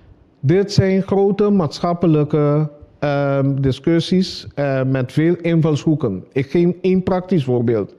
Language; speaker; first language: Dutch; non-native, local second language; Papiamento